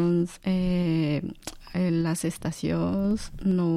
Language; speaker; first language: Catalan; non-native, learner; Spanish